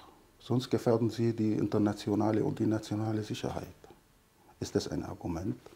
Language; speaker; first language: German; non-native, fluent; Arabic